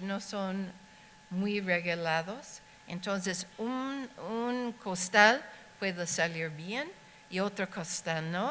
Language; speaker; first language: Spanish; non-native, fluent; English